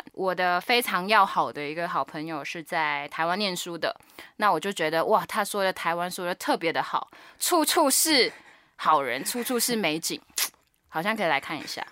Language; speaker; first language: Chinese; native; Chinese